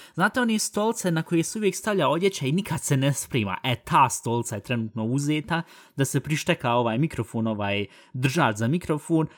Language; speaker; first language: Bosnian; early bilingual, heritage; Bosnian